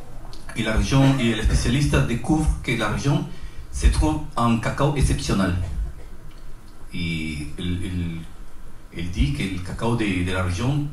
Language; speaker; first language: French; non-native, learner; Spanish